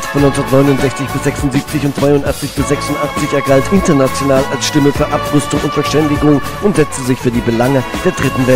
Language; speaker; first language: German; native; German